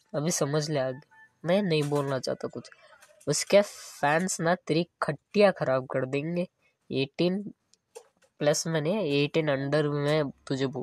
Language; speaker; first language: Hindi; native; Hindi